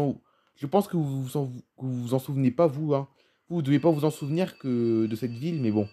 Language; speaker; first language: French; native; French